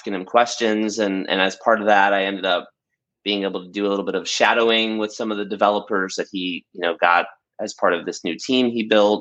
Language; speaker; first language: English; native; English